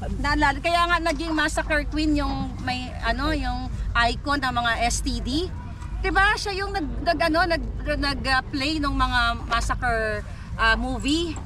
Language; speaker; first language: Filipino; native; Filipino